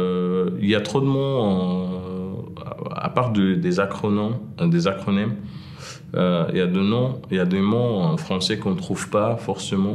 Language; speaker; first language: French; non-native, fluent; Arabic